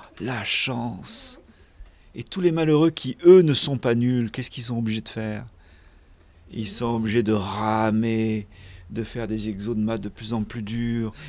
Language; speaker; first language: French; native; French